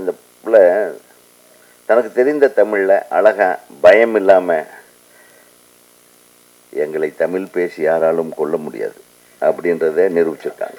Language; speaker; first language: Tamil; native; Tamil